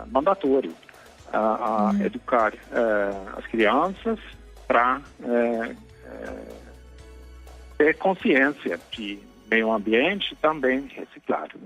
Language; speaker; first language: Portuguese; non-native, fluent; Norwegian